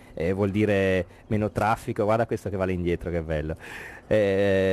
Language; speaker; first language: Italian; native; Italian